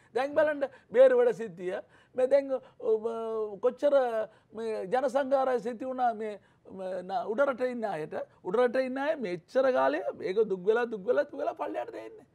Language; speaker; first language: Sinhala; non-native, local second language; Tamil